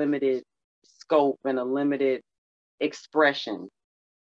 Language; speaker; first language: English; native; English